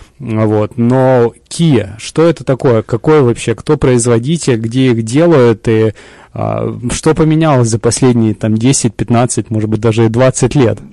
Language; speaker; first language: Russian; early bilingual, heritage; Russian